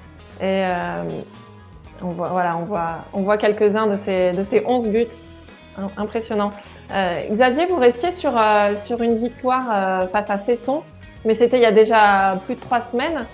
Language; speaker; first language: French; native; French